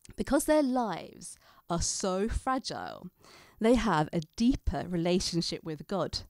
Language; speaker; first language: English; native; English